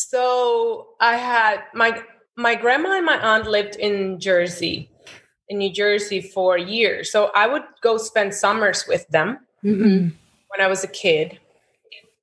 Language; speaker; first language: English; non-native, fluent; Spanish